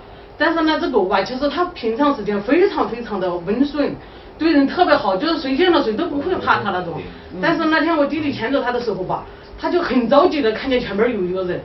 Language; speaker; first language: Chinese; native; Chinese